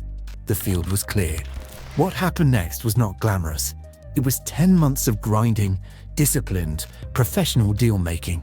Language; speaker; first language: English; native; English